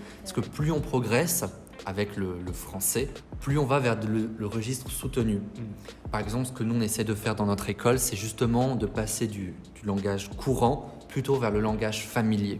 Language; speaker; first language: French; native; French